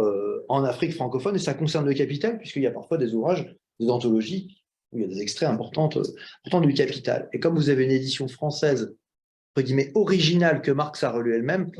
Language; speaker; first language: French; native; French